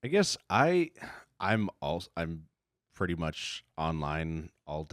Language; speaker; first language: English; native; English